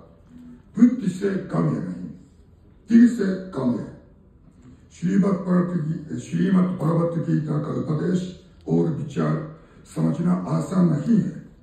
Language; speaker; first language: Hindi; non-native, fluent; Japanese